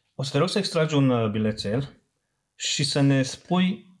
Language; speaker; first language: Romanian; non-native, local second language; Serbian